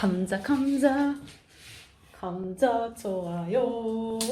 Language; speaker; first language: Korean; non-native, learner; Polish